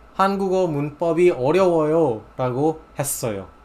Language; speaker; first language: Korean; non-native, fluent; English